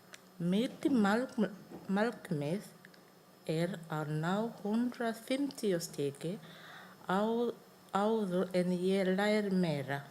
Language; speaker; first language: Icelandic; non-native, learner; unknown